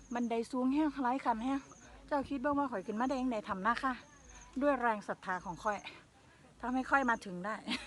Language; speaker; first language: Thai; native; Thai